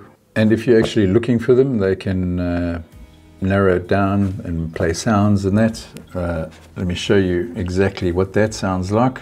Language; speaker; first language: English; native; English